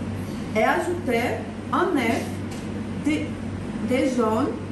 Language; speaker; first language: French; non-native, learner; Greek